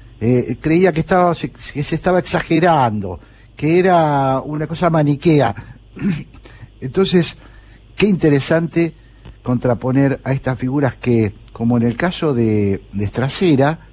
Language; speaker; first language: Spanish; native; Spanish